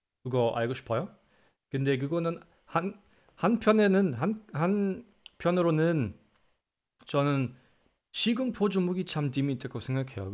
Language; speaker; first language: Korean; non-native, fluent; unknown